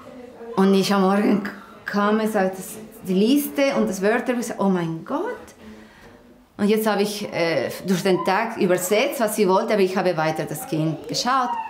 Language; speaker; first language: German; non-native, fluent; Spanish